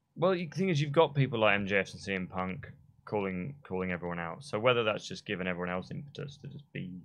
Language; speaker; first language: English; native; English